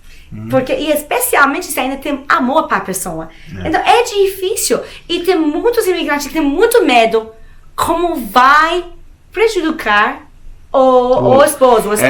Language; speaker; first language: Portuguese; non-native, fluent; Spanish